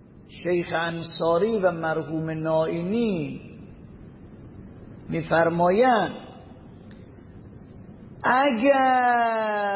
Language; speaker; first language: Persian; native; Persian